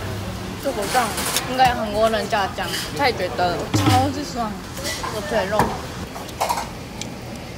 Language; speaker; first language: Chinese; non-native, learner; Korean